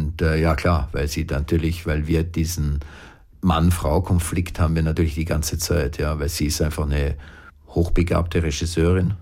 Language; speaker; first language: German; native; German